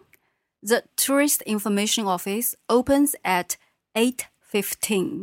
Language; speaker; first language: English; non-native, fluent; Chinese